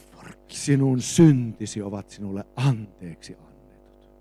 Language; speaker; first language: Finnish; native; Finnish